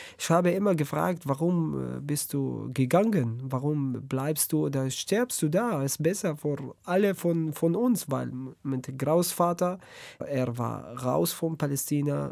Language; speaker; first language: German; non-native, learner; Arabic